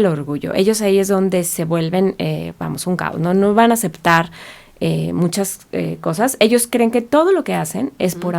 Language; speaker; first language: Spanish; native; Spanish